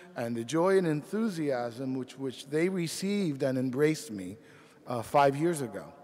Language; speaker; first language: English; early bilingual, other home language; Spanish